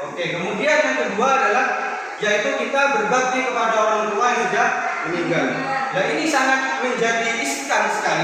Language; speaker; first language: Indonesian; native; Indonesian